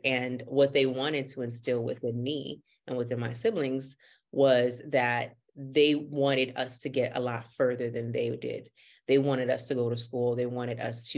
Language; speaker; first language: English; early bilingual, other home language; Haitian Creole